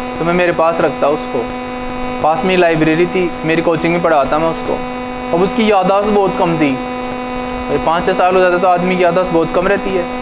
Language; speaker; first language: Hindi; native; Hindi